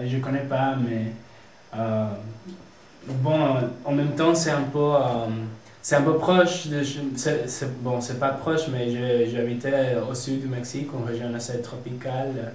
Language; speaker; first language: French; non-native, fluent; Spanish